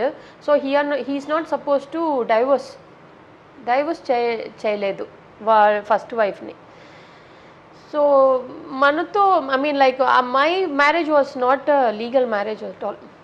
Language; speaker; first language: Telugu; non-native, learner; Tamil